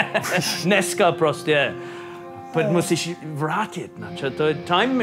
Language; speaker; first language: Czech; non-native, fluent; English